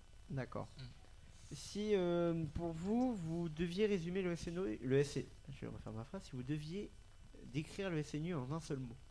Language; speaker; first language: French; native; French